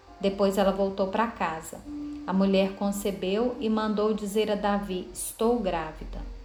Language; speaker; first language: Portuguese; native; Portuguese